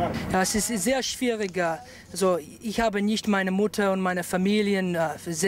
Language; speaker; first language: German; non-native, learner; English